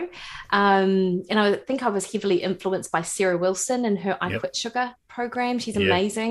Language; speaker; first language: English; native; English